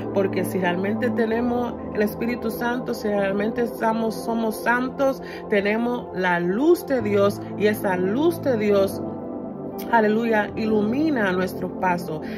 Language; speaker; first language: Spanish; early bilingual, other home language; English